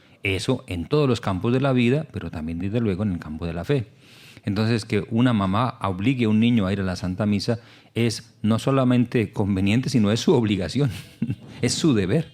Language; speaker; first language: Spanish; native; Spanish